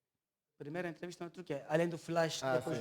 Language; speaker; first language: Portuguese; non-native, learner; Turkish